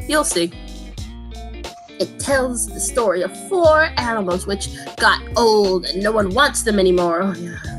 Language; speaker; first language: English; native; English